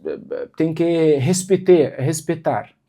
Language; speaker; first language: Portuguese; non-native, local second language; Arabic